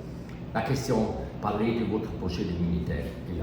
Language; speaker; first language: French; non-native, learner; German